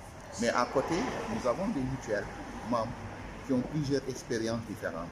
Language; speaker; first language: French; non-native, local second language; Wolof